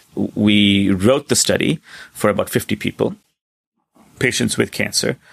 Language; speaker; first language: English; non-native, local second language; Hindi